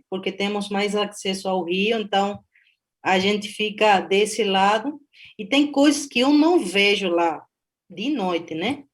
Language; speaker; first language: Portuguese; non-native, fluent; Spanish